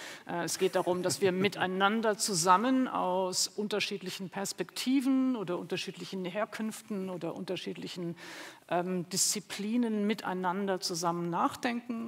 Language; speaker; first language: German; native; German